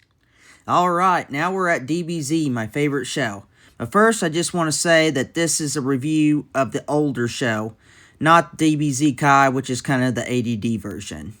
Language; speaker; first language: English; native; English